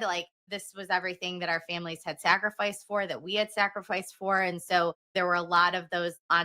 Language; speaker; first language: English; native; English